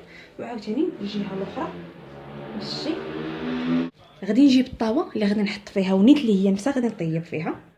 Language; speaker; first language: Arabic; native; Arabic